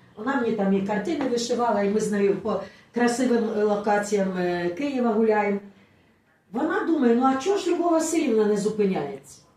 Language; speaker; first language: Ukrainian; non-native, local second language; Russian